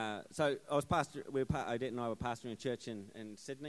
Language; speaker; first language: English; native; English